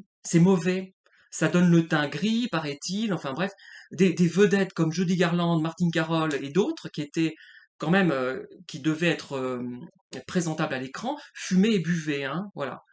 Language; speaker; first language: French; native; French